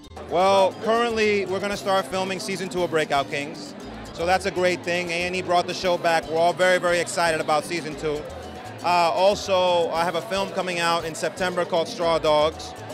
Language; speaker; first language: English; early bilingual, other home language; Spanish